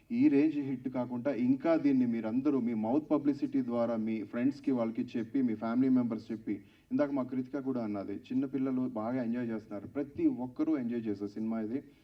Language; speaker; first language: Telugu; native; Telugu